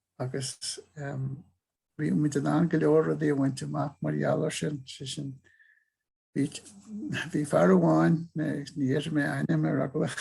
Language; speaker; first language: Irish; native; Irish